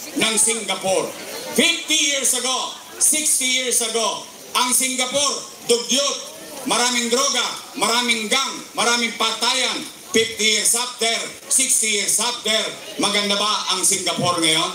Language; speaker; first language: Filipino; native; Filipino